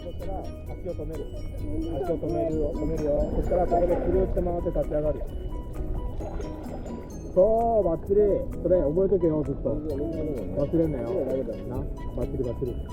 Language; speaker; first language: Japanese; native; Japanese